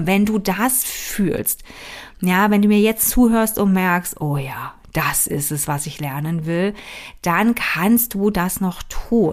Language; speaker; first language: German; native; German